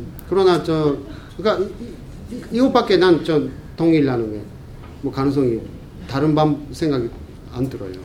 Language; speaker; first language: Korean; non-native, fluent; Japanese